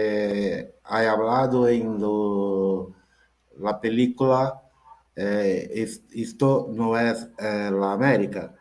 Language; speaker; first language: Spanish; non-native, learner; Portuguese